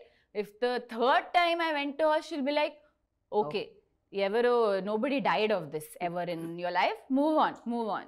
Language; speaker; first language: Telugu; non-native, learner; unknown